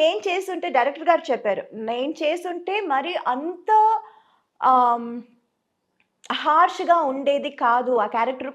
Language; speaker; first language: Telugu; non-native, local second language; Tamil